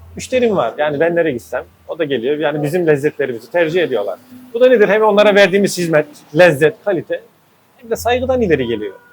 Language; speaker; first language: Turkish; native; Turkish